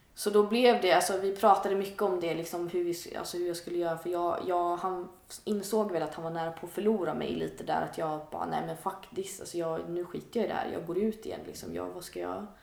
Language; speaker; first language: Swedish; native; Swedish